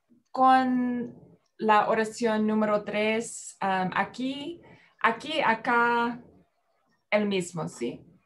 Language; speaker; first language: Spanish; non-native, learner; English